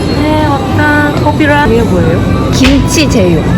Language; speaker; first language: Korean; non-native, learner; Japanese